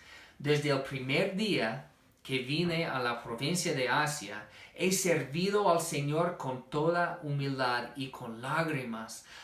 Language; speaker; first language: Spanish; non-native, fluent; English